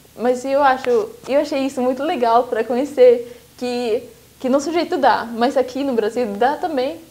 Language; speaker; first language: Portuguese; non-native, fluent; Swedish